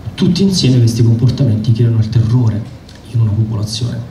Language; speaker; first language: Italian; native; Italian